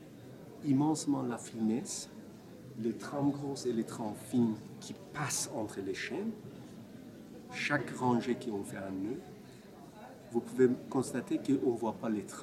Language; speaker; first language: French; non-native, fluent; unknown